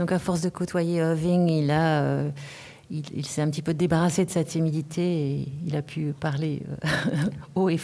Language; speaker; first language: French; native; French